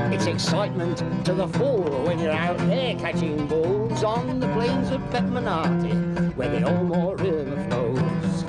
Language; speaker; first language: English; native; English